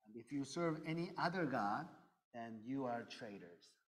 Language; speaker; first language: English; early bilingual, other home language; Korean